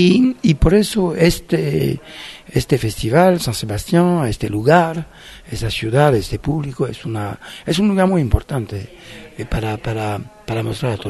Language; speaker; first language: Spanish; non-native, fluent; French